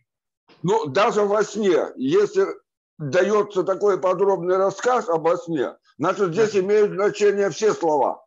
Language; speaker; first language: Russian; native; Russian